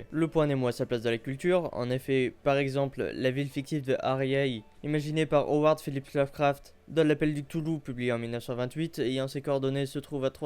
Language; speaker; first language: French; native; French